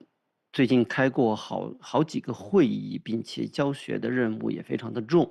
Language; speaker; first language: Chinese; native; Chinese